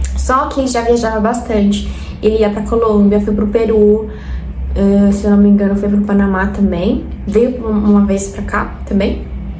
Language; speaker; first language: Portuguese; non-native, fluent; Spanish